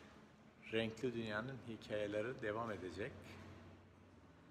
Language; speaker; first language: Turkish; native; Turkish